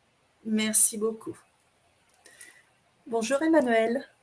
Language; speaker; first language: French; native; French